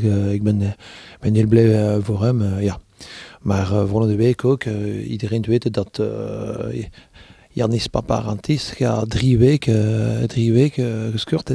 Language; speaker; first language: Dutch; non-native, local second language; French